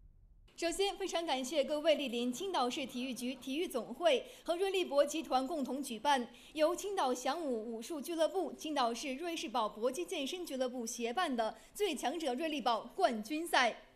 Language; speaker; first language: Chinese; native; Chinese